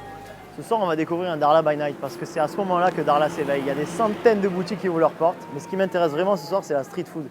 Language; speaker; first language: French; native; French